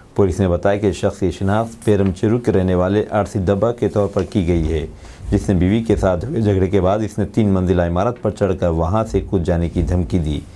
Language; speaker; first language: Urdu; native; Urdu